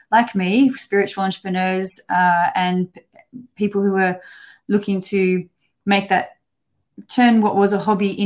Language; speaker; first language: English; native; English